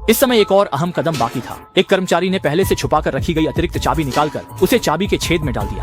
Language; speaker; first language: Hindi; native; Hindi